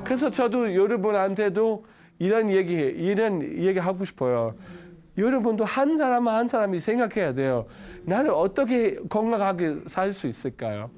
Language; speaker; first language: Korean; non-native, learner; Danish